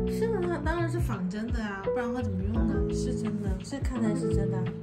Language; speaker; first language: Chinese; native; Chinese